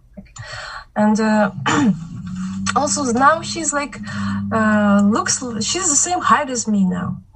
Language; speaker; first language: English; non-native, fluent; Kazakh